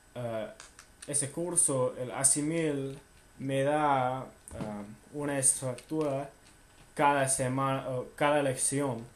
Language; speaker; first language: Spanish; non-native, fluent; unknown